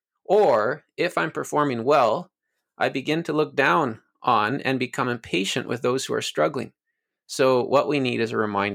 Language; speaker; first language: English; native; English